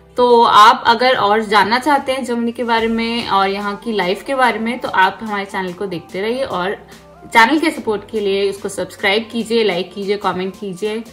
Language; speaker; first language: Hindi; native; Hindi